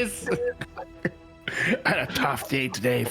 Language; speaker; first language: English; native; English